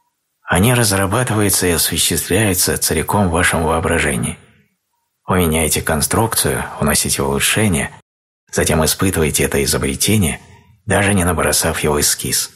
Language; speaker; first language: Russian; native; Russian